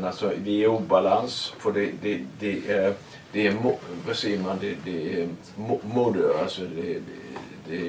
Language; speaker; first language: Swedish; non-native, learner; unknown